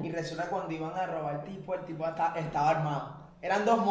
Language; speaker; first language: Spanish; native; Spanish